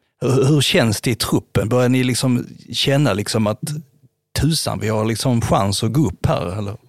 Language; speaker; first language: Swedish; native; Swedish